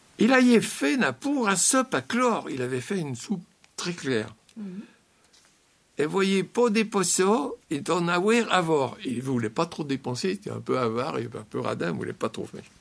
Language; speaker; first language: French; native; French